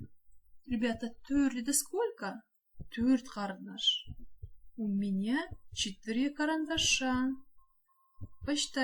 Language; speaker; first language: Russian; non-native, local second language; Kazakh